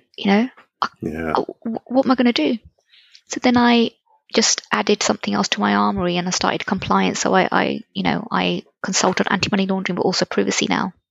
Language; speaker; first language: English; native; English